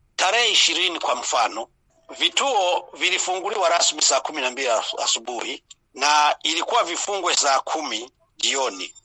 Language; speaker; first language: Swahili; non-native, local second language; Rundi